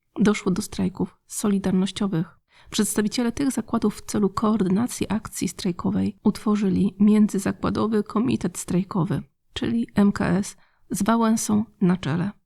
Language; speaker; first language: Polish; native; Polish